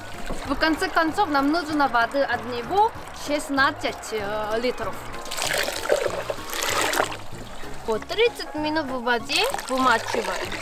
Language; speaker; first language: Russian; non-native, learner; Korean